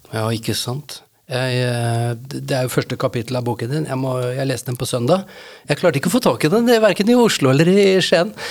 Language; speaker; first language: Norwegian; native; Norwegian